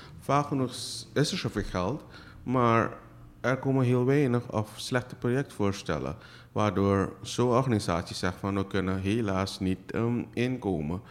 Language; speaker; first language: Dutch; native; Dutch